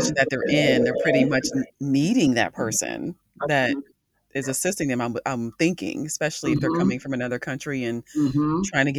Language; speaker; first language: English; native; English